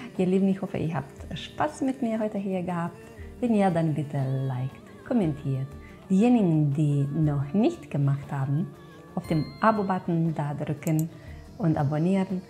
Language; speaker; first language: German; non-native, fluent; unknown